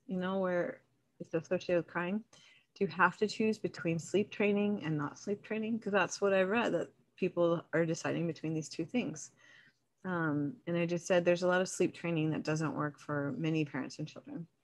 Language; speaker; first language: English; native; English